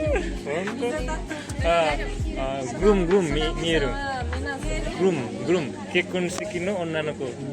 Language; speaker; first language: Japanese; non-native, learner; Nepali